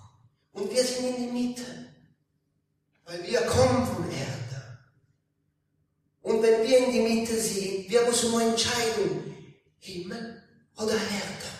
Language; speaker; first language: German; non-native, learner; Italian